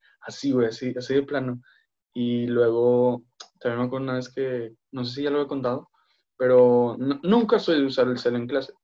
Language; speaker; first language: Spanish; native; Spanish